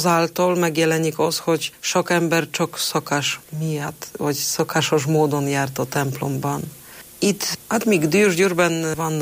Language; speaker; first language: Hungarian; non-native, fluent; Polish